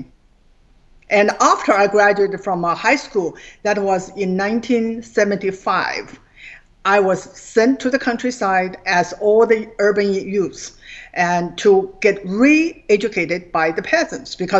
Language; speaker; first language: English; non-native, fluent; Chinese